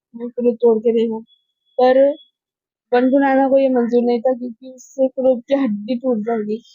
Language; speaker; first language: Hindi; non-native, local second language; Marathi